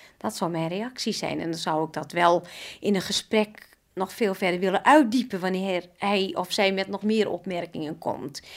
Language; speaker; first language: Dutch; native; Dutch